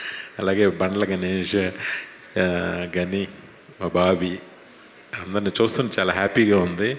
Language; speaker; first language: Telugu; native; Telugu